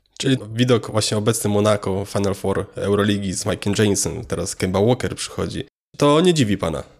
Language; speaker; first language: Polish; native; Polish